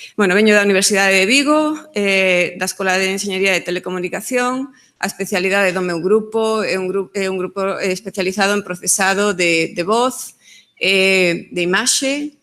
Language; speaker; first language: Galician; non-native, local second language; Spanish